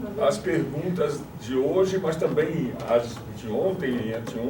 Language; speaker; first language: Portuguese; non-native, fluent; Spanish